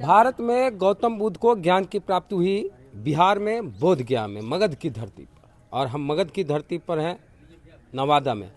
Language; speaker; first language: Hindi; native; Hindi